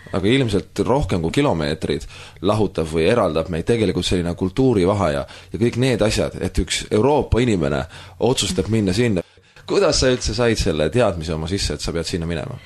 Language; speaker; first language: Estonian; native; Estonian